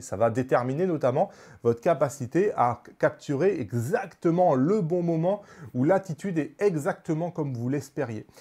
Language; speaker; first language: French; native; French